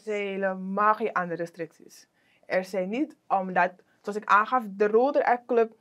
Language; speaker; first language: Dutch; native; Dutch